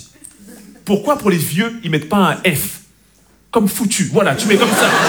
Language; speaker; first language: French; native; French